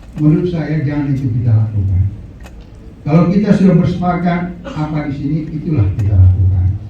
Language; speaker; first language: Indonesian; native; Indonesian